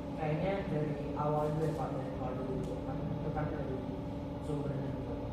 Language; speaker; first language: Indonesian; native; Indonesian